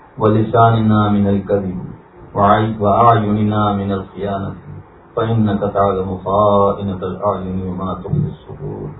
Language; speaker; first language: Urdu; native; Urdu